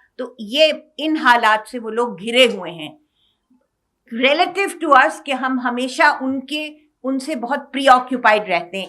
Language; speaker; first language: Urdu; native; Urdu